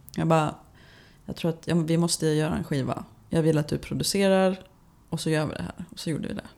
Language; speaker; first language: Swedish; native; Swedish